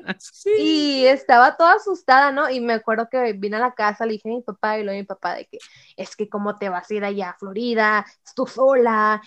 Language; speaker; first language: Spanish; native; Spanish